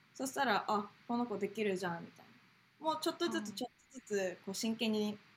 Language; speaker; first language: Japanese; native; Japanese